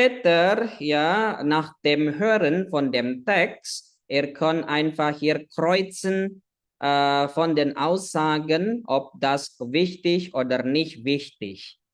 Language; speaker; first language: German; non-native, fluent; Indonesian